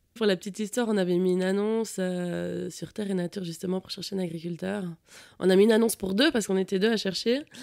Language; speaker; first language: French; native; French